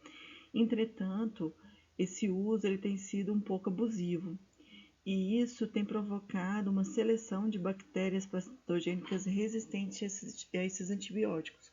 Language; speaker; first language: Portuguese; native; Portuguese